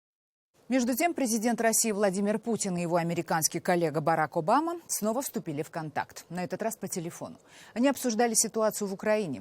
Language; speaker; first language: Russian; native; Russian